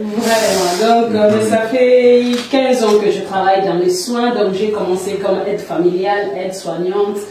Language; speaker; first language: French; non-native, local second language; Lingala